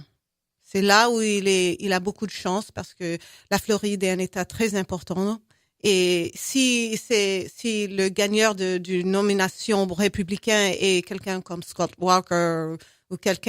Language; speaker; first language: French; non-native, fluent; English